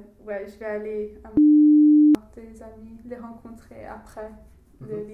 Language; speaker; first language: French; non-native, learner; English